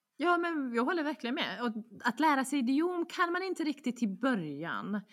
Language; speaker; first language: Swedish; non-native, fluent; Bosnian